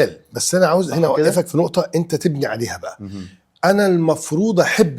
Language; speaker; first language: Arabic; native; Arabic